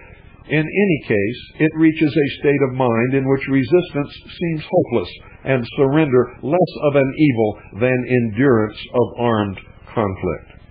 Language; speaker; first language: English; native; English